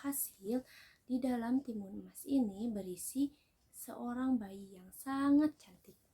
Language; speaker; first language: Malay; non-native, local second language; Sundanese